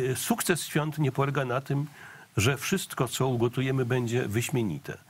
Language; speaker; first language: Polish; native; Polish